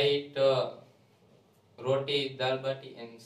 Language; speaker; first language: English; non-native, learner; Gujarati